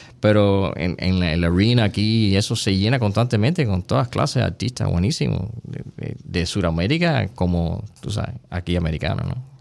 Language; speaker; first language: Spanish; early bilingual, heritage; Spanish